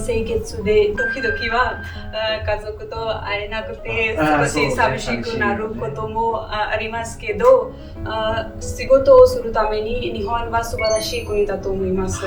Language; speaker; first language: Japanese; non-native, learner; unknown